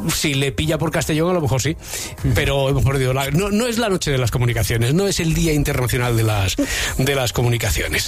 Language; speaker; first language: Spanish; native; Spanish